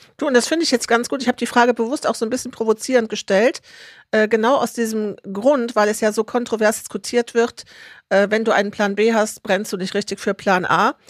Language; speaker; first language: German; native; German